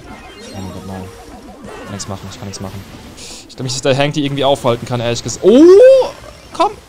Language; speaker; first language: German; native; German